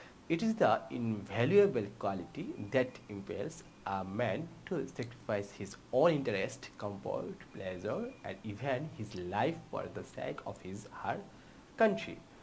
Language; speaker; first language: English; non-native, local second language; Bangla